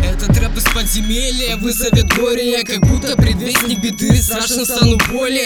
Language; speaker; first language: Russian; native; Russian